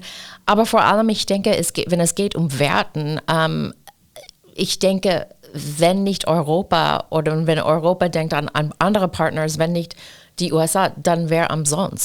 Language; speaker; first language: German; non-native, fluent; English